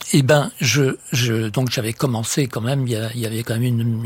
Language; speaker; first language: French; native; French